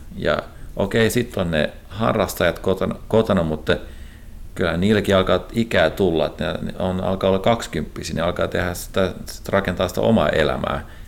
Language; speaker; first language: Finnish; native; Finnish